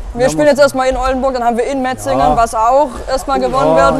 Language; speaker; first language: German; native; German